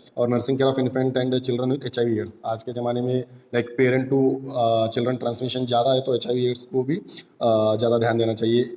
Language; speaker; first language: Hindi; non-native, local second language; Marathi